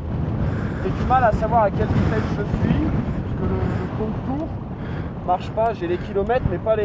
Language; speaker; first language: French; native; French